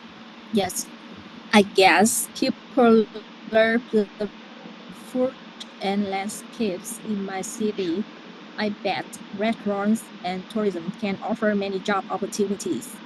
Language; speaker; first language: English; non-native, learner; Vietnamese